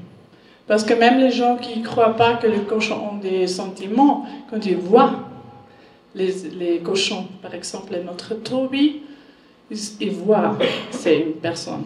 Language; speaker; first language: French; non-native, learner; German